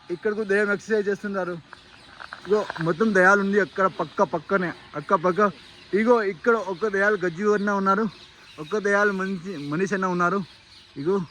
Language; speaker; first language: Telugu; non-native, local second language; Hindi